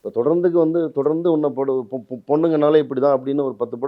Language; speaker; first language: Tamil; native; Tamil